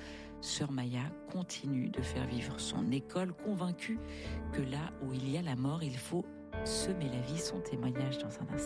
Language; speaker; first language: French; native; French